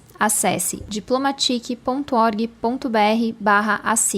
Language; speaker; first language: Portuguese; native; Portuguese